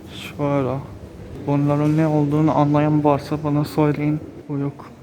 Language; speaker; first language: Turkish; non-native, fluent; Japanese